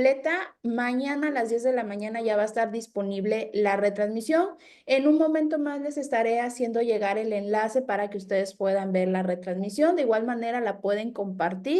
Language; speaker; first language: Spanish; native; Spanish